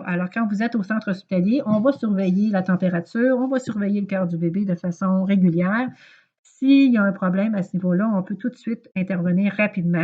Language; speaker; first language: French; native; French